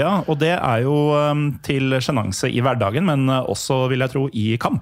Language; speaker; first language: Norwegian; native; Norwegian